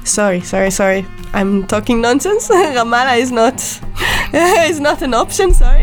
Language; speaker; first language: English; non-native, fluent; Hebrew